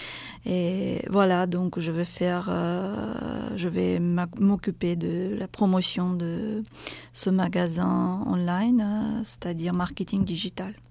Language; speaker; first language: French; non-native, fluent; Russian